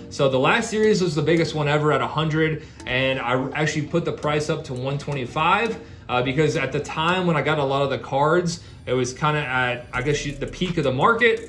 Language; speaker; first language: English; native; English